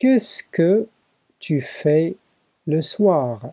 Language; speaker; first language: French; non-native, learner; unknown